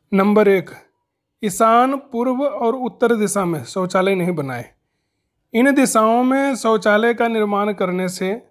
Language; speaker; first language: Hindi; native; Hindi